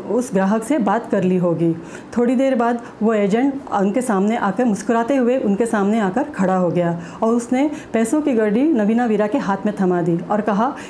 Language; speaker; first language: Hindi; non-native, local second language; Marathi